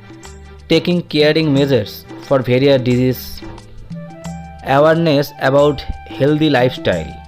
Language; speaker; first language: English; non-native, local second language; Bangla